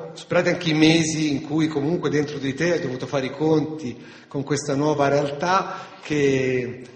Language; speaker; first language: Italian; native; Italian